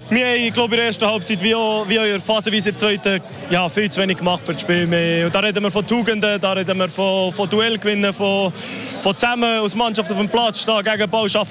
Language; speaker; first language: German; native; German